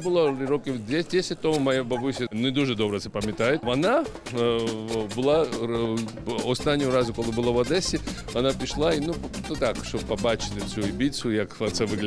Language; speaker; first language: Ukrainian; non-native, learner; Georgian